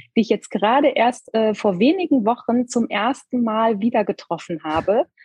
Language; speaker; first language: German; native; German